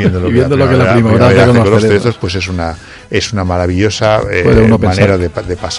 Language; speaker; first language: Spanish; native; Spanish